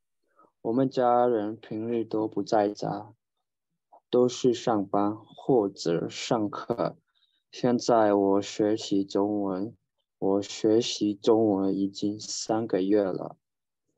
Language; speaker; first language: Chinese; non-native, learner; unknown